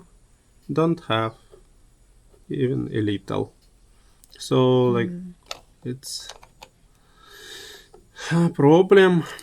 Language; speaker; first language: English; non-native, learner; Russian